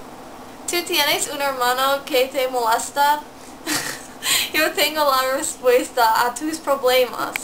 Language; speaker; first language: Spanish; non-native, learner; English